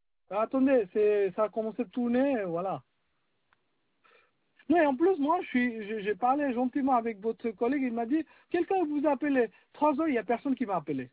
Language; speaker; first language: French; non-native, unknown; Bangla